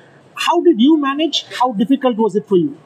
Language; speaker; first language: English; non-native, local second language; Bangla